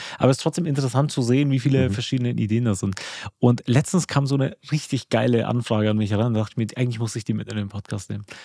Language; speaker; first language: German; early bilingual, other home language; Albanian